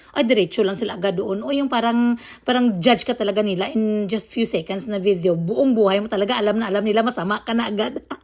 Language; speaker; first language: Filipino; non-native, local second language; Hiligaynon